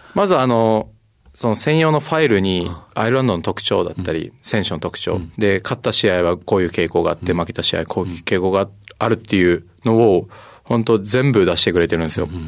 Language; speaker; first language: Japanese; native; Japanese